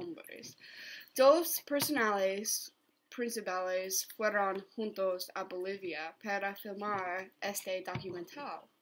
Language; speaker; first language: Spanish; non-native, learner; English